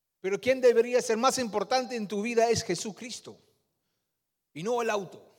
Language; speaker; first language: Spanish; non-native, fluent; Dutch